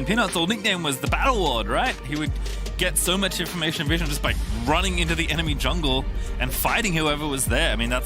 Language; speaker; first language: English; native; English